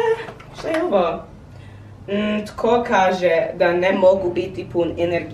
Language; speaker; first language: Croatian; non-native, learner; English